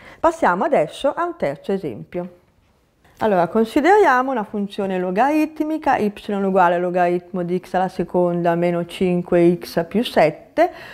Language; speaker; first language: Italian; native; Italian